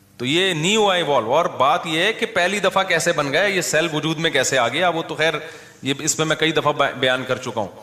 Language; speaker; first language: Urdu; native; Urdu